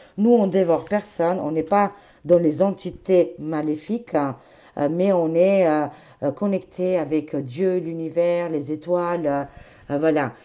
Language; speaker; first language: French; non-native, fluent; Albanian